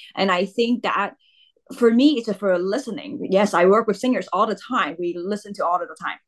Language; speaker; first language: English; non-native, local second language; Cantonese